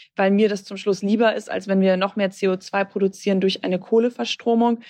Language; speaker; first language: German; native; German